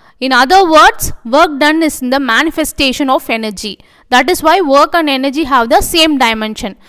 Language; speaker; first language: English; non-native, local second language; Tamil